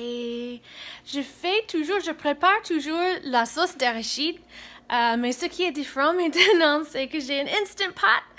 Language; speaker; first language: French; non-native, fluent; English